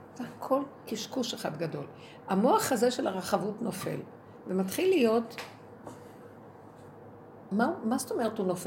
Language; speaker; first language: Hebrew; native; Hebrew